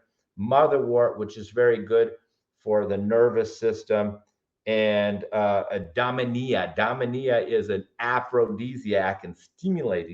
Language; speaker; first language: English; native; English